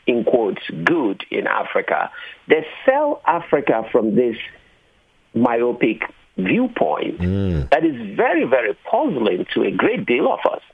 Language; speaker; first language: English; non-native, local second language; Igbo